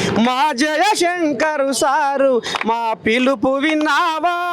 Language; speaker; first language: Telugu; native; Telugu